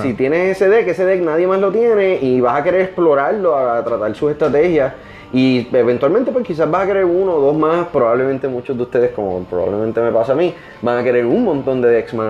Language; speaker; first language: Spanish; native; Spanish